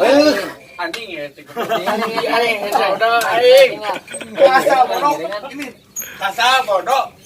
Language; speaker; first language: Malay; non-native, local second language; Sundanese